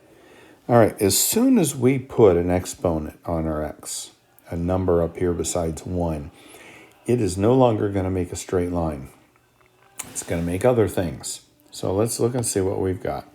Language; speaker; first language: English; native; English